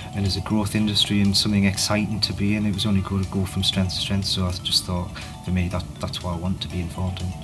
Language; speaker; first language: English; native; English